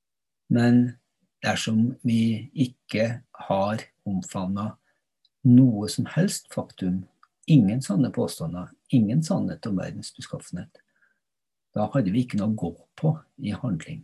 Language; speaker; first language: Norwegian; native; Norwegian